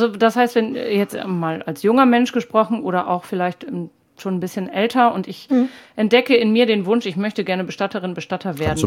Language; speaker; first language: German; native; German